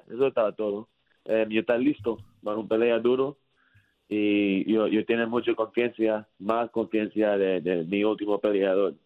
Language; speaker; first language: Spanish; early bilingual, heritage; English